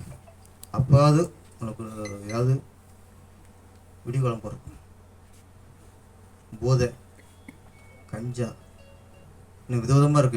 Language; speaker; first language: Tamil; native; Tamil